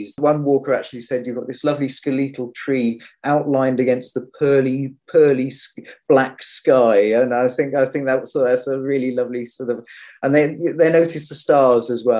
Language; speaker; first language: English; native; English